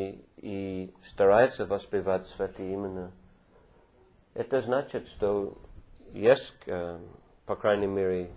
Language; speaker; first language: Russian; non-native, fluent; English